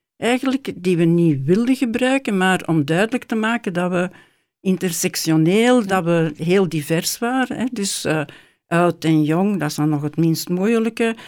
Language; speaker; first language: Dutch; native; Dutch